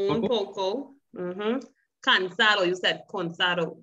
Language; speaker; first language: Spanish; non-native, learner; English